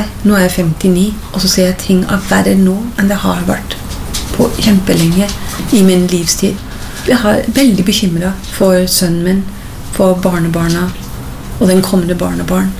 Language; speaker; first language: Norwegian; non-native, fluent; English